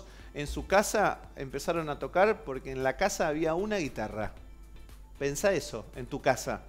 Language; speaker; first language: Spanish; native; Spanish